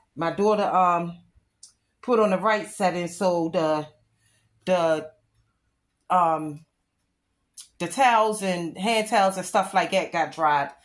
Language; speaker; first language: English; native; English